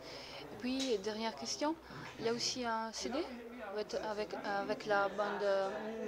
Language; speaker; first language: French; non-native, learner; Italian